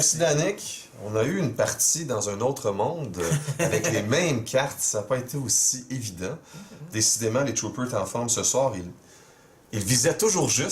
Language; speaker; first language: French; native; French